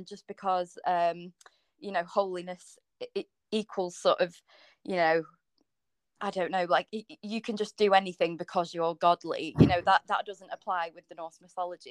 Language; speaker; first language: English; native; English